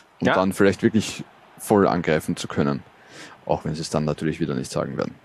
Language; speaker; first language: German; native; German